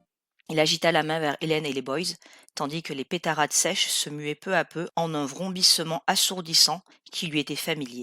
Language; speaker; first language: French; native; French